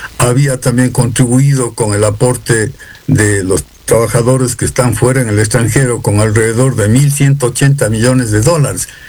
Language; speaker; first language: Spanish; native; Spanish